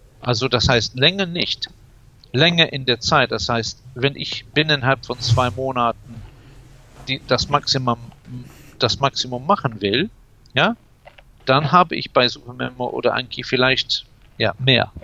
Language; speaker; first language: German; non-native, fluent; English